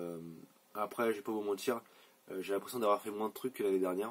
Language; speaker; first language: French; native; French